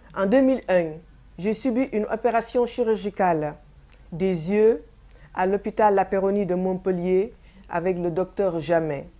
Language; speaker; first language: French; non-native, local second language; Wolof